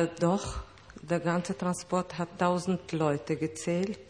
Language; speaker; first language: German; non-native, fluent; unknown